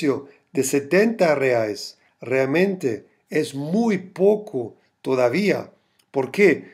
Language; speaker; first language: Spanish; non-native, fluent; German